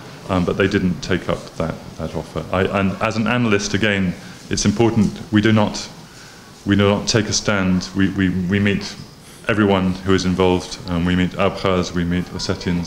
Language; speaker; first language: English; native; English